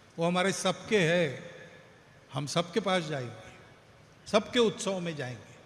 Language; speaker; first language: Hindi; non-native, local second language; Marathi